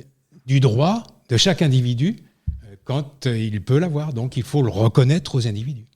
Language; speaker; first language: French; native; French